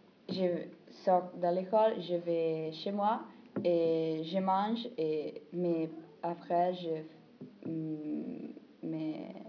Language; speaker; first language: French; non-native, learner; Italian